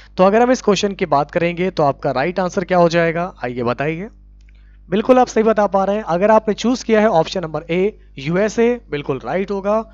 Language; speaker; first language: Hindi; native; Hindi